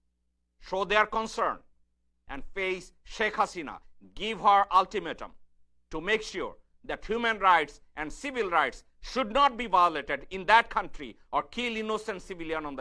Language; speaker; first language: English; non-native, fluent; Bangla